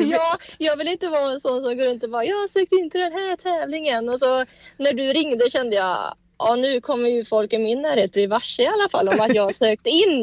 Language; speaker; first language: Swedish; native; Swedish